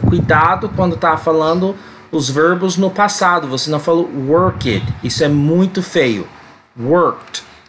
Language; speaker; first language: Portuguese; non-native, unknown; English